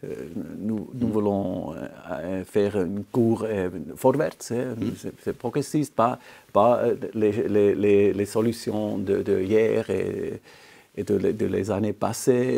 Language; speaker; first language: French; non-native, local second language; German